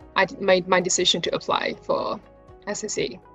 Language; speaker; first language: English; non-native, fluent; Chinese